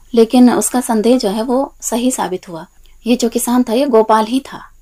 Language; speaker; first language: Hindi; native; Hindi